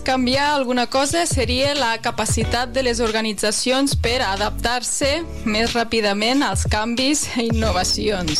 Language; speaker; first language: Catalan; native; Catalan